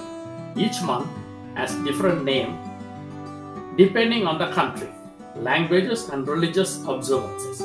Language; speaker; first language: English; non-native, local second language; Tamil